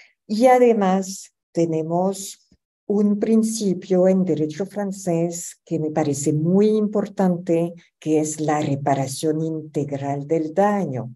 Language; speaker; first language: Spanish; non-native, fluent; French